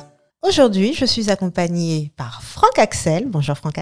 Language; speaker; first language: French; native; French